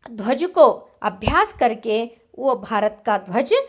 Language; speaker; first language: Hindi; non-native, local second language; Kannada